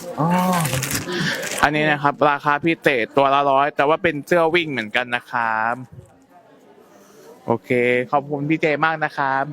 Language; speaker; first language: Thai; native; Thai